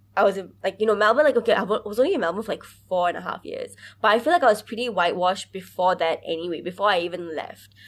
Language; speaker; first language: English; early bilingual, other home language; Hindi